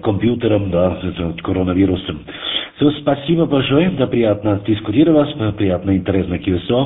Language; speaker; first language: Russian; non-native, learner; German